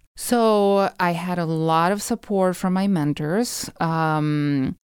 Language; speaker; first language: English; non-native, fluent; Spanish